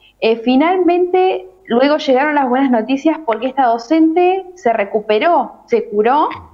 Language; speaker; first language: Spanish; native; Spanish